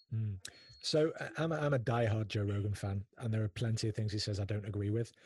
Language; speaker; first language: English; native; English